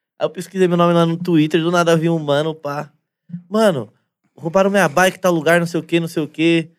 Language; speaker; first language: Portuguese; native; Portuguese